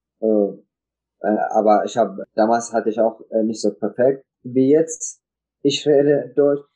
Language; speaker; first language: German; non-native, learner; Tigrinya